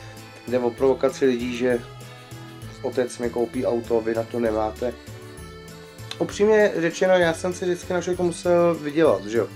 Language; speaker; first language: Czech; native; Czech